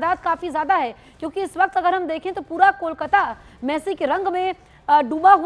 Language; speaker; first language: Hindi; native; Hindi